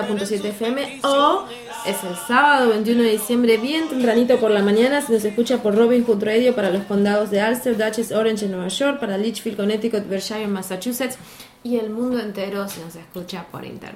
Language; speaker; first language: Spanish; native; Spanish